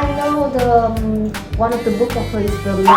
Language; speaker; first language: English; non-native, fluent; Vietnamese